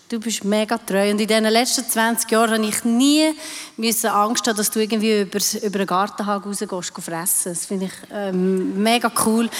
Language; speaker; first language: German; native; German